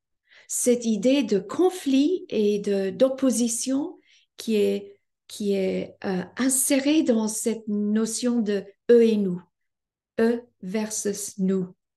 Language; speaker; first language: French; non-native, fluent; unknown